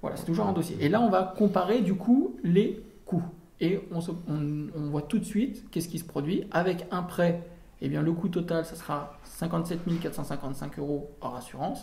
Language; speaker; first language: French; native; French